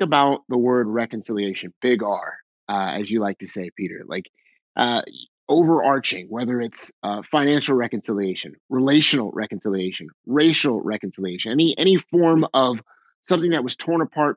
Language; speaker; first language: English; native; English